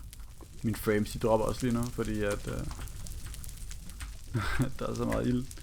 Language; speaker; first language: Danish; native; Danish